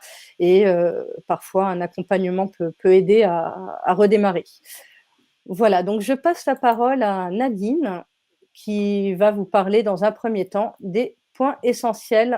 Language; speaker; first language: French; native; French